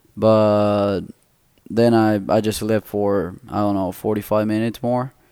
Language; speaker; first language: English; non-native, fluent; Spanish